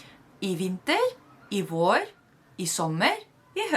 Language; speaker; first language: Norwegian; non-native, fluent; Spanish